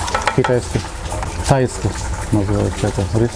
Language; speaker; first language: Russian; non-native, local second language; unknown